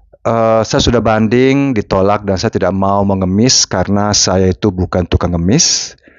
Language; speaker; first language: Indonesian; non-native, fluent; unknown